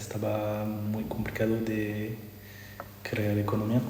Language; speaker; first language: Spanish; non-native, learner; French